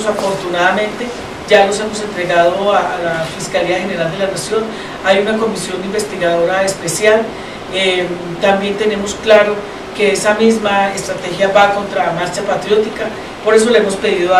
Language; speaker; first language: Spanish; native; Spanish